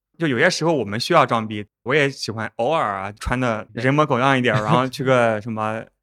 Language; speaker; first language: Chinese; native; Chinese